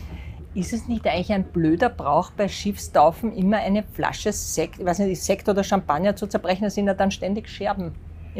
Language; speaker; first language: German; native; German